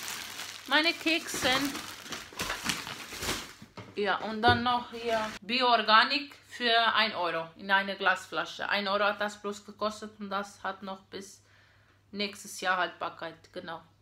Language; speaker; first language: German; non-native, fluent; Portuguese